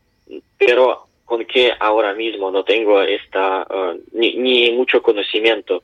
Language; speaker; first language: Spanish; non-native, learner; Ukrainian